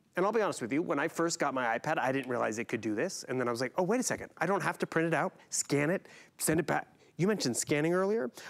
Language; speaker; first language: English; native; English